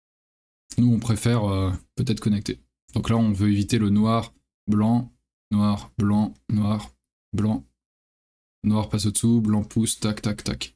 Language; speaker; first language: French; native; French